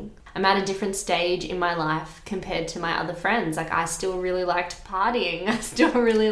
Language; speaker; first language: English; native; English